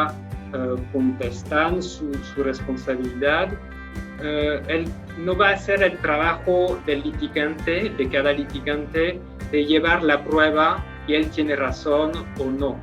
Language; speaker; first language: Spanish; non-native, fluent; French